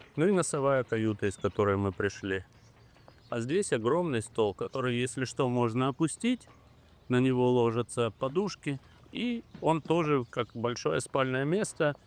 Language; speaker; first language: Russian; native; Russian